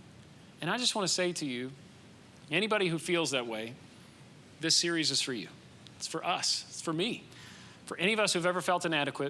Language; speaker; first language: English; native; English